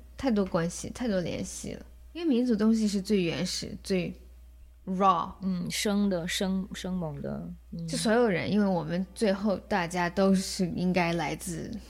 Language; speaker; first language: Chinese; native; Chinese